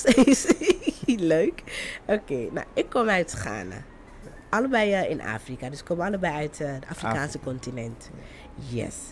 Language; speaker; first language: Dutch; non-native, fluent; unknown